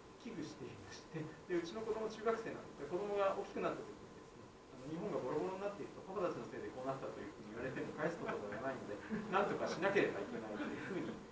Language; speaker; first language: Japanese; native; Japanese